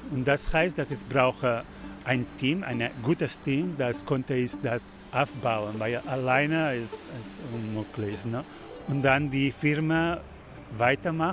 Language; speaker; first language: German; non-native, learner; Spanish